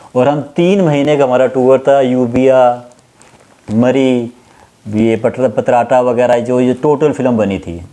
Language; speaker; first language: Urdu; native; Urdu